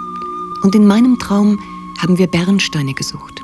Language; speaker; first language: German; native; German